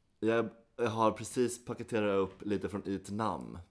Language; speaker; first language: Swedish; native; Swedish